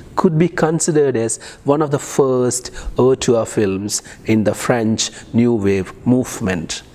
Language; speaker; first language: English; non-native, local second language; Malayalam